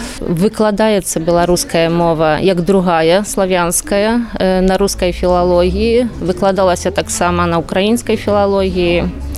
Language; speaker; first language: Belarusian; non-native, fluent; Polish